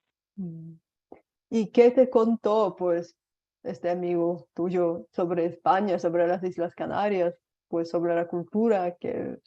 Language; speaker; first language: Spanish; non-native, fluent; Bulgarian